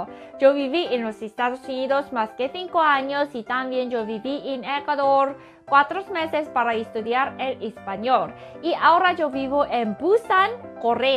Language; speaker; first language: Spanish; non-native, fluent; Korean